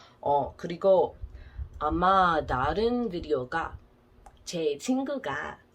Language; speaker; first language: Korean; non-native, learner; English